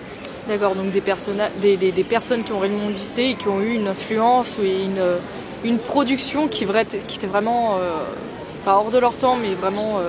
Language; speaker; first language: French; native; French